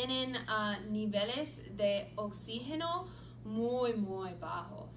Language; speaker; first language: Spanish; non-native, learner; English